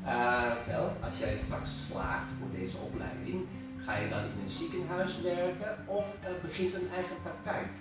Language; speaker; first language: Dutch; non-native, fluent; Indonesian